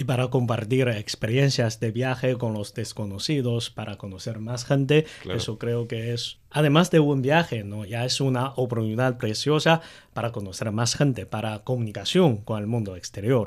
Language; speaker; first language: Spanish; non-native, fluent; Chinese